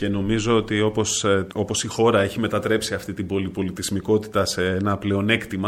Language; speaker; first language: Greek; native; Greek